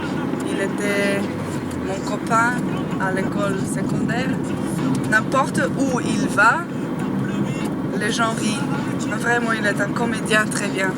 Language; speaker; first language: French; non-native, fluent; Slovenian